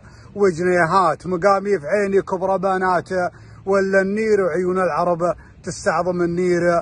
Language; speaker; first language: Arabic; native; Arabic